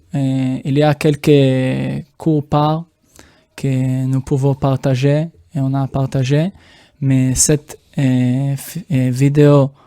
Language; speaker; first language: French; non-native, fluent; Hebrew